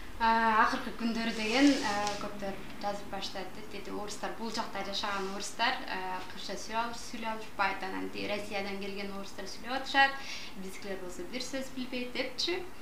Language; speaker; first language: Kyrgyz; non-native, local second language; Russian